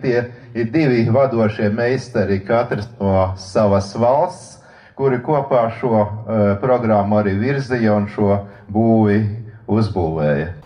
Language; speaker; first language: Latvian; native; Latvian